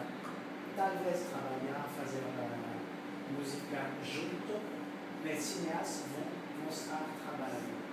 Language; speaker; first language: Portuguese; non-native, fluent; French